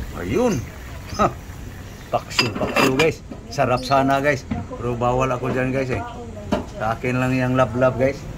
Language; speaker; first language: Filipino; non-native, local second language; Cebuano